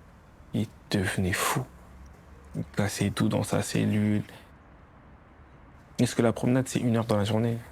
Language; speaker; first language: French; native; French